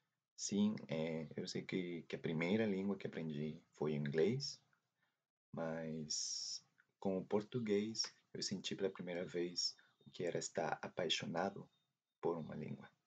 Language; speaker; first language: Portuguese; non-native, fluent; Spanish